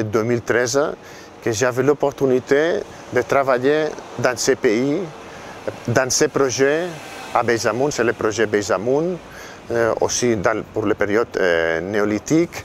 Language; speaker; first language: French; non-native, fluent; Catalan